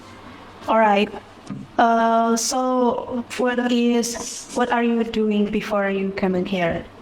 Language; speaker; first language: English; non-native, fluent; Indonesian